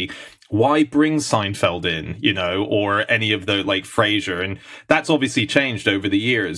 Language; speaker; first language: English; native; English